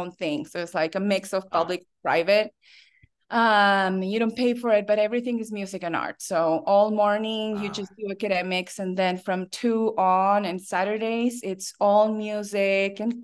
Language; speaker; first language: English; non-native, fluent; Spanish